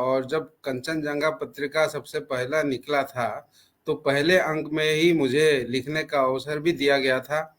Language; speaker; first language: Hindi; non-native, local second language; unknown